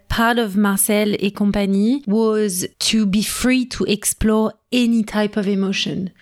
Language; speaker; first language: English; non-native, fluent; French